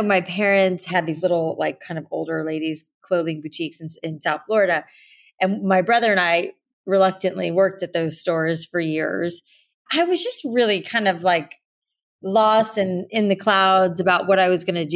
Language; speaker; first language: English; native; English